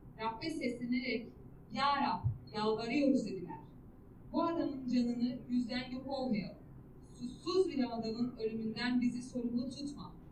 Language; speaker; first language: Turkish; native; Turkish